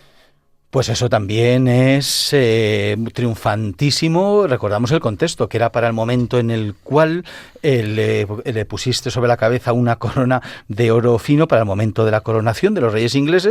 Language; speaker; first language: Spanish; native; Spanish